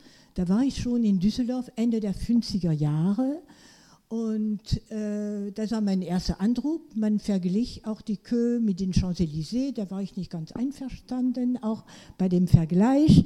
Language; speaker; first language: German; non-native, fluent; French